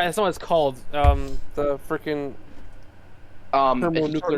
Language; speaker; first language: English; native; English